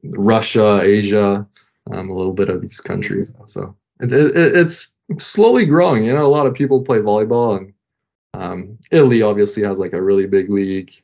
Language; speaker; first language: English; non-native, fluent; French